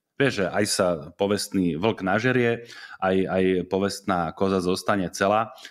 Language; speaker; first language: Slovak; native; Slovak